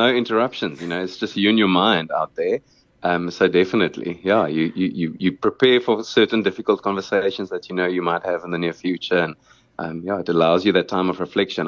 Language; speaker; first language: English; non-native, local second language; Afrikaans